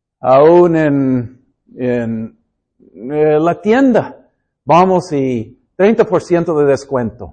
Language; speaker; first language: Spanish; non-native, fluent; English